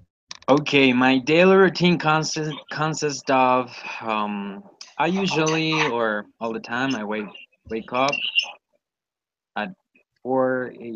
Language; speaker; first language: English; non-native, learner; Spanish